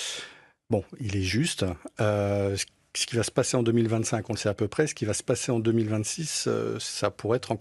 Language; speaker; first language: French; native; French